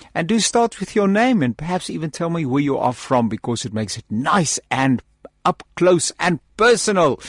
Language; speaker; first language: English; non-native, local second language; Afrikaans